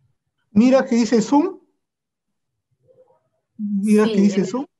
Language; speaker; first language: Spanish; native; Spanish